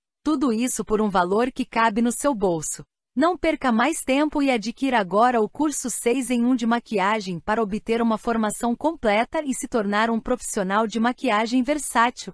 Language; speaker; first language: Portuguese; native; Portuguese